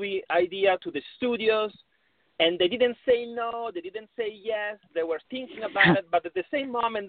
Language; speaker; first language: English; non-native, fluent; Italian